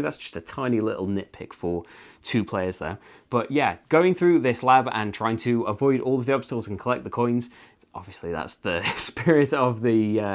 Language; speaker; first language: English; native; English